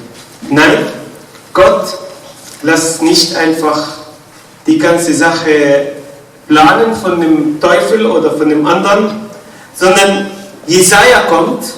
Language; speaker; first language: German; non-native, fluent; Arabic